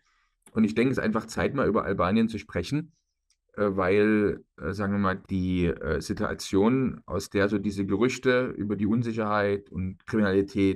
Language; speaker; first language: German; native; German